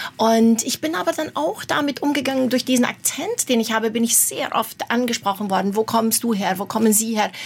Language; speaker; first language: German; non-native, fluent; Romanian